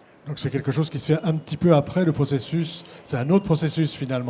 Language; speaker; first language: French; native; French